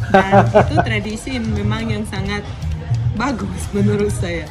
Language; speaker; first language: Indonesian; non-native, fluent; Russian